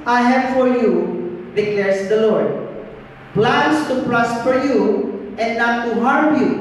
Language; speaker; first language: English; non-native, local second language; Filipino